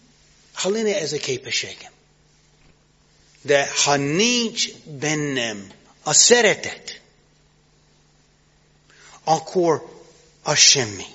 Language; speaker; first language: Hungarian; non-native, learner; English